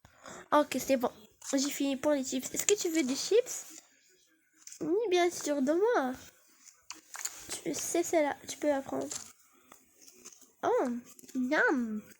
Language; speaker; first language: French; non-native, learner; Arabic